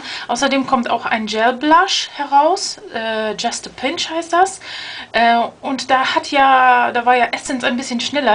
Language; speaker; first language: German; native; German